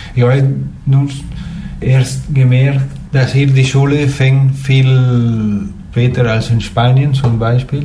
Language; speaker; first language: German; non-native, fluent; Spanish